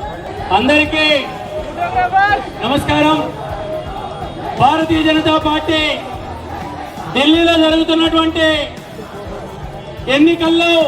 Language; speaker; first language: Telugu; native; Telugu